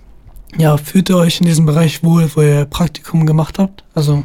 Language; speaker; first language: German; native; German